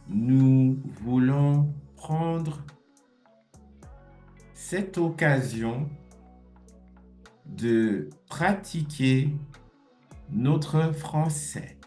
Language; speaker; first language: French; non-native, fluent; English